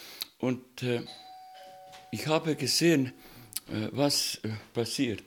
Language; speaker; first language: German; non-native, fluent; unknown